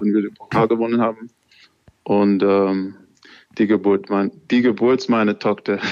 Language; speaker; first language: German; non-native, learner; English